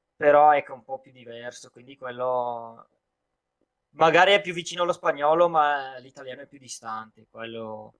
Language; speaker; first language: Italian; native; Italian